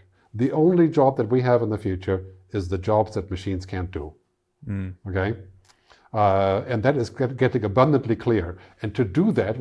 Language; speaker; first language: English; non-native, fluent; German